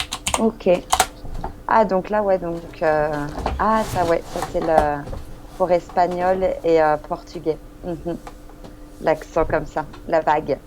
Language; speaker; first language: French; non-native, fluent; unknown